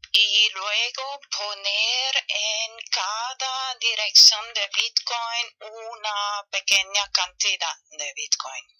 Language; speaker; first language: Spanish; non-native, fluent; German